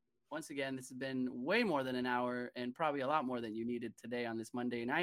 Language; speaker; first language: English; native; English